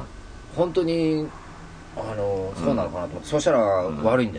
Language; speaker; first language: Japanese; native; Japanese